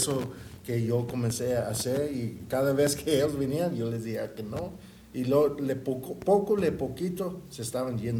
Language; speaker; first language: Spanish; early bilingual, heritage; Spanish